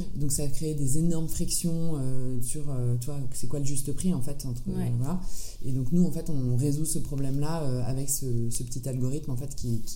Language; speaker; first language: French; native; French